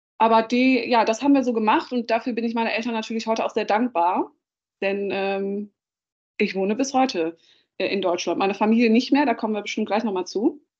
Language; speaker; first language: German; early bilingual, other home language; Dutch